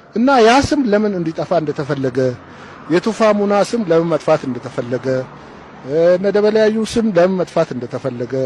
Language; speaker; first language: Amharic; non-native, local second language; Oromo